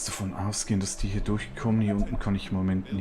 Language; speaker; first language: German; native; German